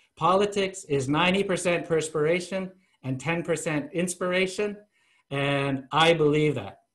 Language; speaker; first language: English; native; English